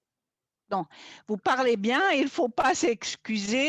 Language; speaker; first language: French; non-native, fluent; German